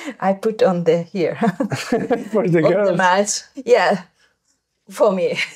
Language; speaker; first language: English; non-native, learner; Japanese